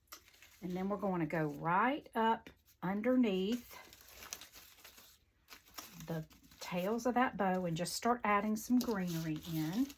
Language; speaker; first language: English; native; English